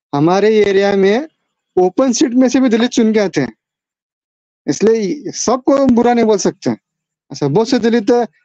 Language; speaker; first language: Hindi; non-native, local second language; Marathi